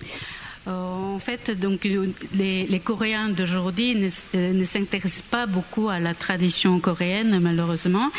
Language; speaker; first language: French; non-native, fluent; Korean